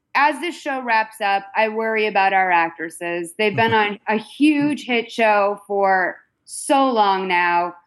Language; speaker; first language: English; native; English